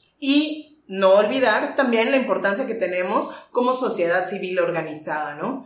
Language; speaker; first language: Spanish; native; Spanish